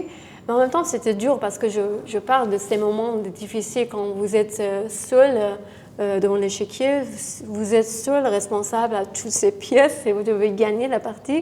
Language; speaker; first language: French; non-native, fluent; Persian